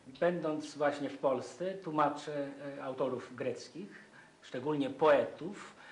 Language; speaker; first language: Polish; non-native, fluent; Greek